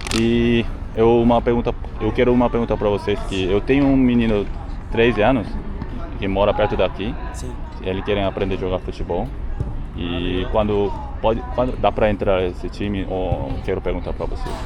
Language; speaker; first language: Portuguese; non-native, learner; Korean